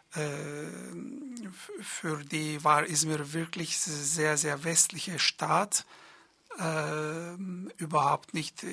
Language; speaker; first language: German; non-native, learner; Turkish